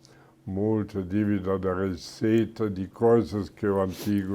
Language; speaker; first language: Portuguese; non-native, fluent; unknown